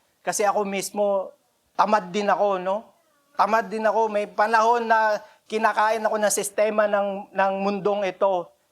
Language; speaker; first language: Filipino; non-native, local second language; Cebuano